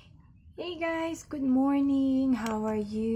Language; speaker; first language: English; non-native, local second language; Filipino